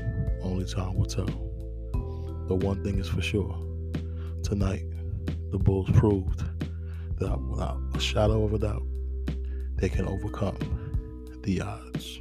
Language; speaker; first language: English; native; English